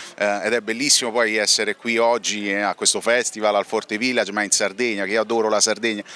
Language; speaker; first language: Italian; native; Italian